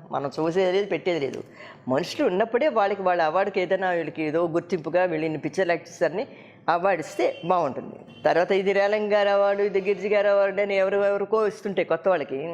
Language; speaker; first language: Telugu; native; Telugu